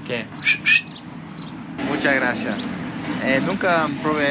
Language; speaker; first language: Spanish; non-native, learner; English